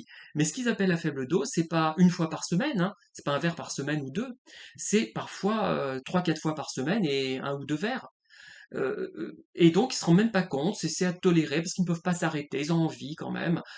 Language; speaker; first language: French; native; French